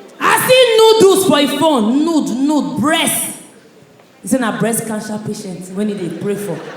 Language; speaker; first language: Nigerian Pidgin; native; Nigerian Pidgin